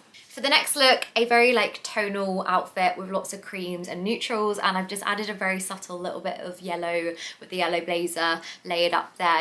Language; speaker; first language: English; native; English